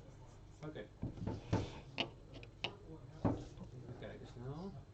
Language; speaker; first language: Dutch; native; Dutch